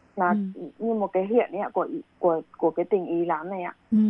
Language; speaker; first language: Vietnamese; native; Vietnamese